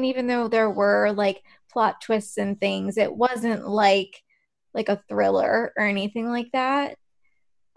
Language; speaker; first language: English; native; English